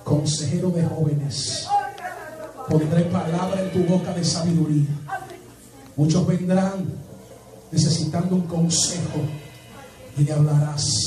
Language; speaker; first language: Spanish; native; Spanish